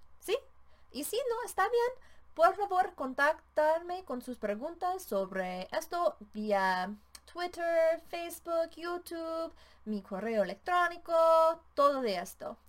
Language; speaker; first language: Spanish; non-native, learner; English